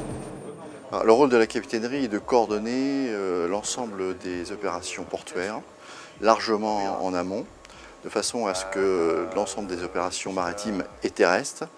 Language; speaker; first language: French; native; French